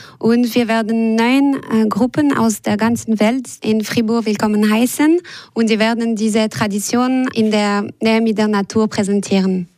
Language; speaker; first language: German; non-native, local second language; French